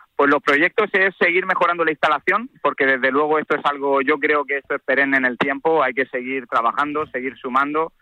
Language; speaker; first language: Spanish; native; Spanish